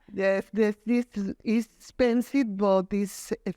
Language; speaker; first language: English; non-native, learner; Spanish